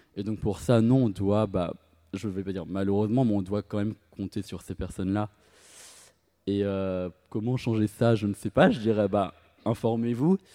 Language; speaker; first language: French; native; French